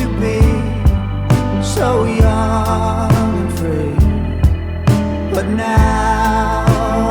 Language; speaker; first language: English; non-native, fluent; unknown